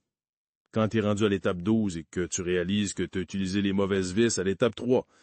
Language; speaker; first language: French; native; French